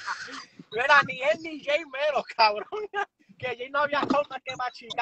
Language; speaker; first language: Spanish; native; Spanish